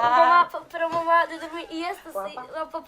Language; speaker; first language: Catalan; non-native, learner; Russian